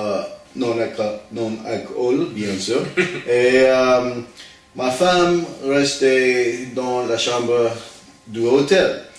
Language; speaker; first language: French; non-native, learner; English